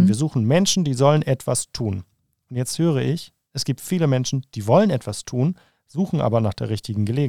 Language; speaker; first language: German; native; German